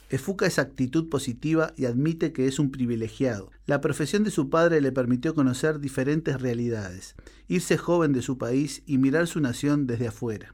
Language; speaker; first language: Spanish; native; Spanish